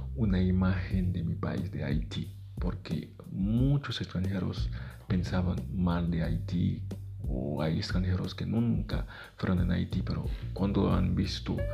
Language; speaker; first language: Spanish; non-native, fluent; Haitian Creole